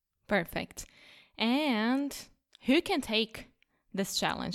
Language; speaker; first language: English; non-native, fluent; Portuguese